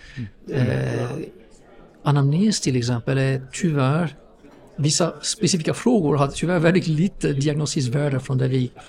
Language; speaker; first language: Swedish; non-native, fluent; English